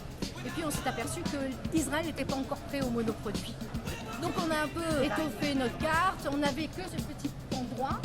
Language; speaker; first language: French; native; French